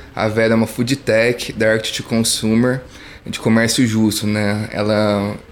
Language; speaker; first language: Portuguese; native; Portuguese